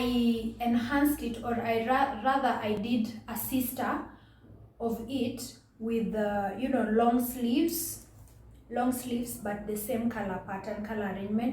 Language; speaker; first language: English; non-native, local second language; Swahili